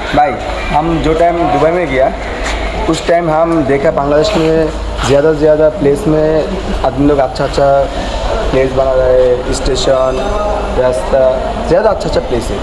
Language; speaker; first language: Hindi; non-native, learner; Bangla